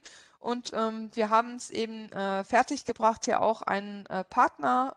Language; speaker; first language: German; non-native, local second language; Luxembourgish